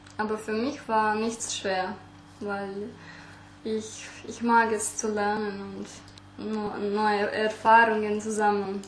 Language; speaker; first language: German; early bilingual, other home language; Croatian